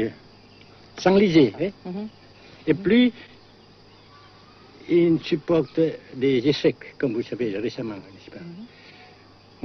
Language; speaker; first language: French; non-native, local second language; Vietnamese